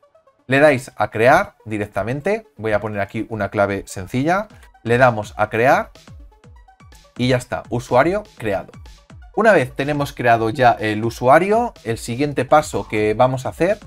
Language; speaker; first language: Spanish; native; Spanish